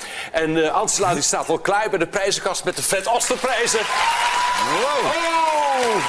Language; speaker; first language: Dutch; native; Dutch